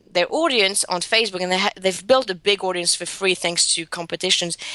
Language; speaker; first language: English; non-native, fluent; Greek